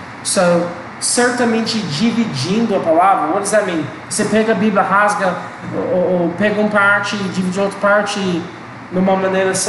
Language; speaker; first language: Portuguese; non-native, learner; English